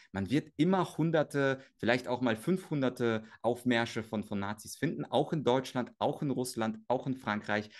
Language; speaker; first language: German; early bilingual, other home language; Russian